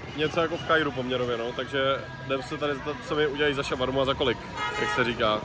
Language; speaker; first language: Czech; native; Czech